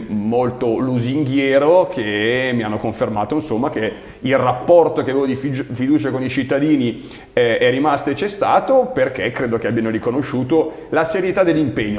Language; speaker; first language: Italian; native; Italian